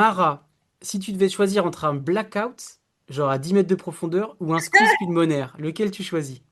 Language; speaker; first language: French; native; French